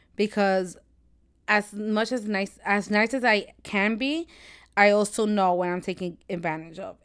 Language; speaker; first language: English; native; English